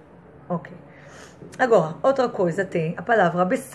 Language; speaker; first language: Portuguese; non-native, fluent; Hebrew